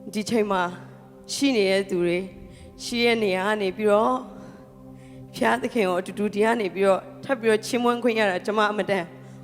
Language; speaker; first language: Burmese; non-native, local second language; Hakha Chin